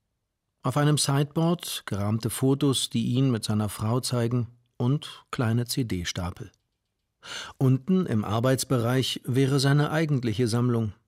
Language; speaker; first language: German; native; German